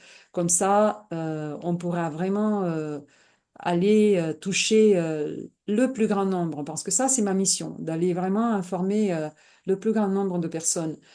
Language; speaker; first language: French; non-native, fluent; Italian